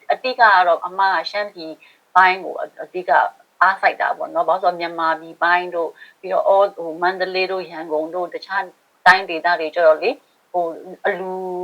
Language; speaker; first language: Burmese; non-native, local second language; Shan